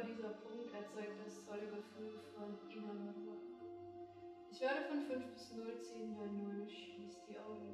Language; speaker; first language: German; native; German